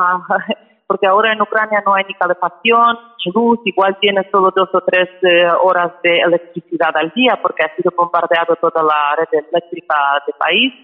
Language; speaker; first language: Spanish; non-native, fluent; Ukrainian